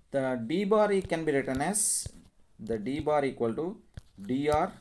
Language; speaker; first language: English; non-native, local second language; Telugu